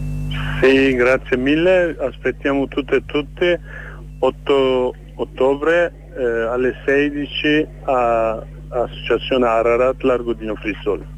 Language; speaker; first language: Italian; non-native, fluent; Kurdish